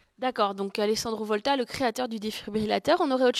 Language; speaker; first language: French; native; French